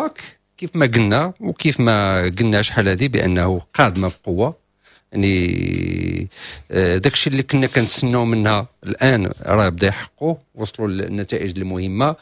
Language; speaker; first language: Arabic; native; Arabic